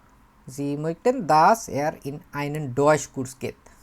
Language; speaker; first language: German; non-native, fluent; Bangla